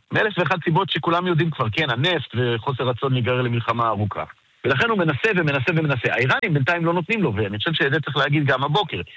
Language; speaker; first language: Hebrew; native; Hebrew